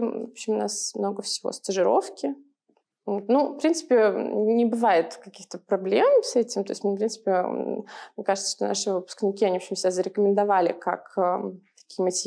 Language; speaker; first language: Russian; native; Russian